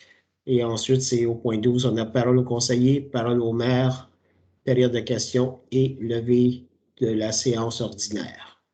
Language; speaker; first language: French; native; French